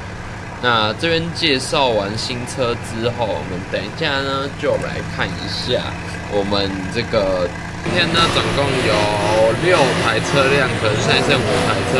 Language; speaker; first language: Chinese; native; Chinese